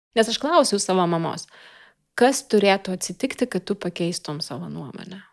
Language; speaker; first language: Lithuanian; non-native, local second language; Russian